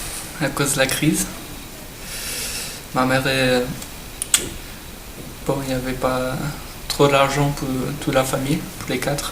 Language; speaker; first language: French; non-native, learner; Portuguese